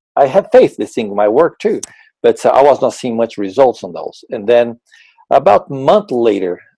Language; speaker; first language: English; non-native, fluent; Portuguese